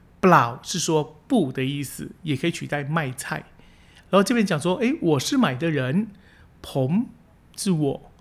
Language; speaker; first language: Chinese; early bilingual, heritage; Chinese